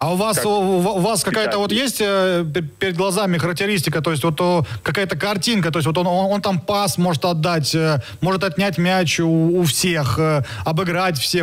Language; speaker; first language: Russian; native; Russian